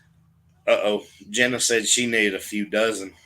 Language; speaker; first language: English; native; English